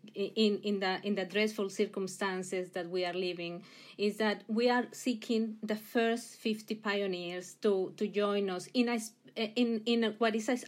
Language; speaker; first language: English; non-native, fluent; Spanish